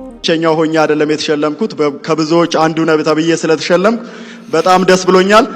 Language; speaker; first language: Amharic; native; Amharic